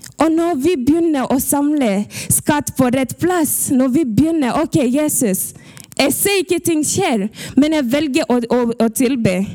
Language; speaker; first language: Norwegian; early bilingual, other home language; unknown